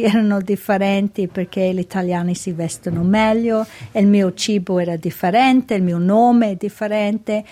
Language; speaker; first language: Italian; early bilingual, heritage; Italian